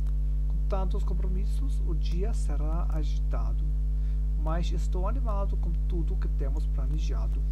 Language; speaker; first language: Portuguese; non-native, learner; German